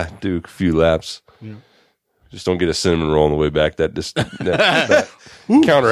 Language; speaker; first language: English; native; English